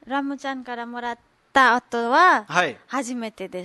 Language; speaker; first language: Japanese; non-native, learner; Nepali